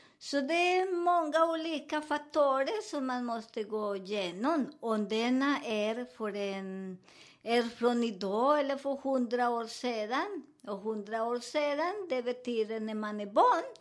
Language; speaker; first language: Swedish; non-native, fluent; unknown